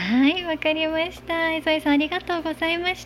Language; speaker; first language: Japanese; native; Japanese